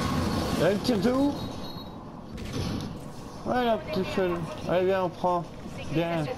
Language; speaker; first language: French; native; French